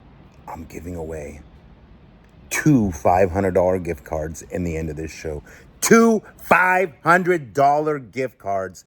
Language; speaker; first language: English; native; English